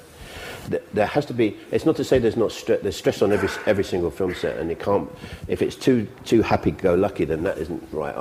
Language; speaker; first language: English; native; English